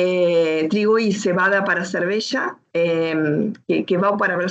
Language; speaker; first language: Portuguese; non-native, learner; Spanish